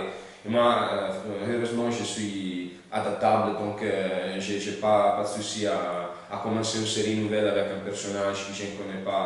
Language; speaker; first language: French; non-native, learner; Italian